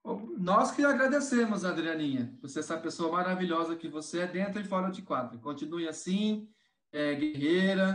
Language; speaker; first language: Portuguese; native; Portuguese